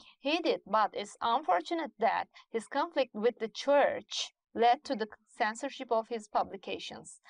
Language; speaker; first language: English; non-native, fluent; Turkish